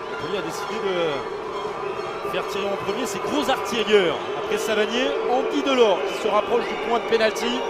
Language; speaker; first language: French; native; French